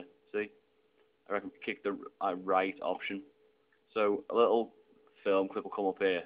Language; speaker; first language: English; native; English